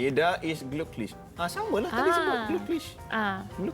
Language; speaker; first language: Malay; native; Malay